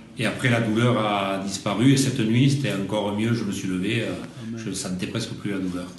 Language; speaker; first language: French; native; French